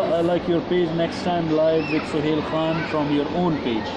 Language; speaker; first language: English; non-native, fluent; Pashto